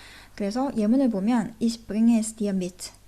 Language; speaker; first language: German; non-native, fluent; Korean